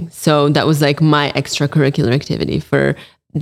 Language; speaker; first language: English; early bilingual, other home language; Polish